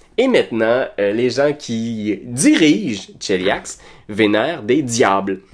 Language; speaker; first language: French; native; French